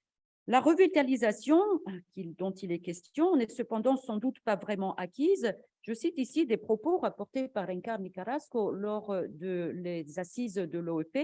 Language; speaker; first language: French; native; French